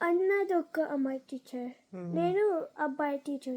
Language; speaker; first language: Telugu; early bilingual, heritage; Telugu